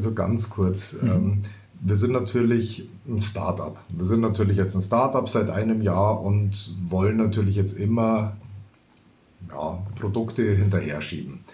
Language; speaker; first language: German; native; German